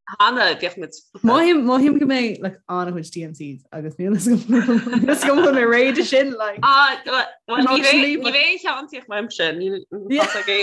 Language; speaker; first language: Irish; non-native, local second language; English